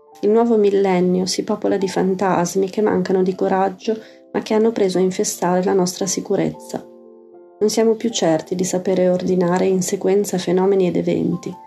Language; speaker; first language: Italian; native; Italian